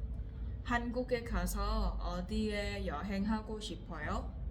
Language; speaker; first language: Korean; non-native, fluent; Vietnamese